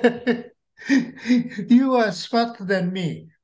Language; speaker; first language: English; non-native, learner; Korean